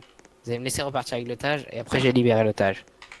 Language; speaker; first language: French; native; French